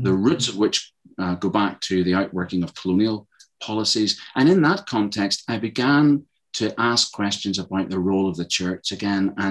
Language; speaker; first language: English; native; English